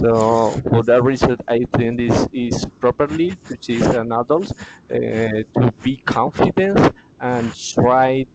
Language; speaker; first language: English; non-native, learner; Spanish